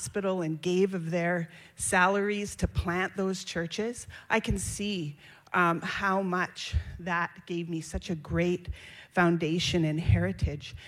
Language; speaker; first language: English; native; English